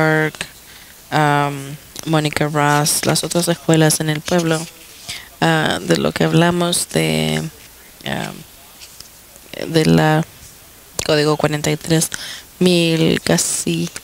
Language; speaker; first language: Spanish; non-native, fluent; English